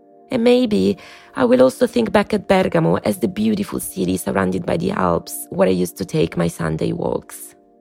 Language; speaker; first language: English; non-native, fluent; Italian